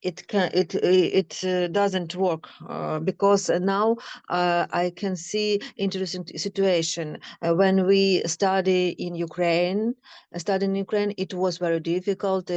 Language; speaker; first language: English; non-native, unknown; Ukrainian